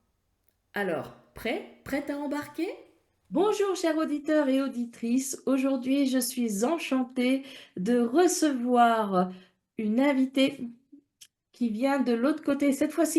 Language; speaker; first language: French; native; French